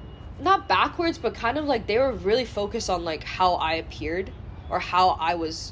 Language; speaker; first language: English; non-native, local second language; Cantonese